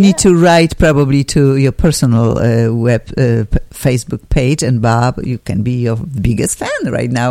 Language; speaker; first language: English; non-native, fluent; Polish